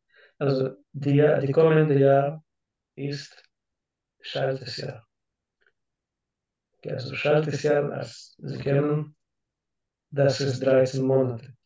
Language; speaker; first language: German; non-native, learner; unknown